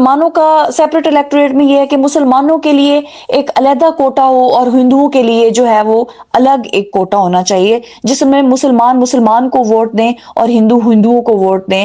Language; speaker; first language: Urdu; native; Urdu